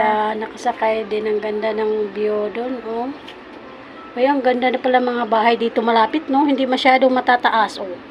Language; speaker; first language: Filipino; native; Filipino